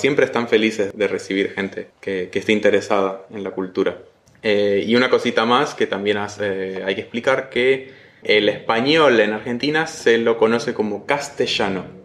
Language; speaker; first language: Spanish; native; Spanish